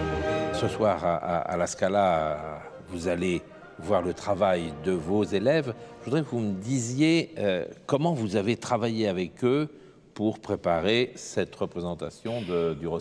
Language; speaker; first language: French; native; French